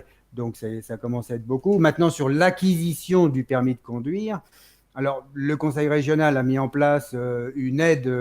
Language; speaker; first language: French; native; French